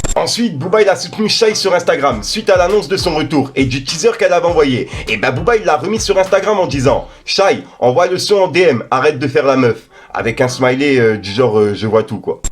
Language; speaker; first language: French; native; French